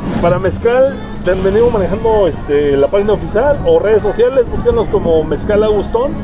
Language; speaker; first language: Spanish; native; Spanish